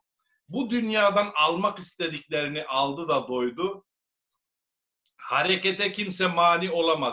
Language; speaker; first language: Turkish; native; Turkish